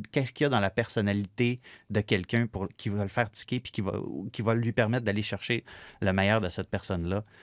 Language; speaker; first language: French; native; French